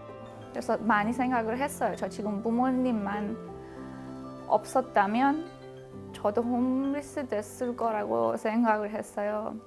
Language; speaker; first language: Korean; non-native, fluent; Persian